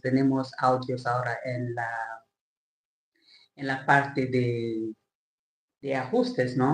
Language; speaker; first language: Spanish; non-native, learner; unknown